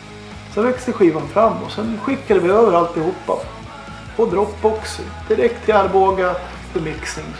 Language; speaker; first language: Swedish; native; Swedish